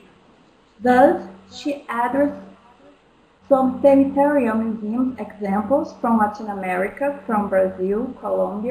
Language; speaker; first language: English; non-native, fluent; Portuguese